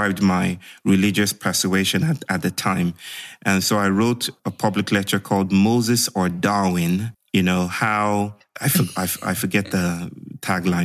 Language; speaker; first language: English; non-native, local second language; Yoruba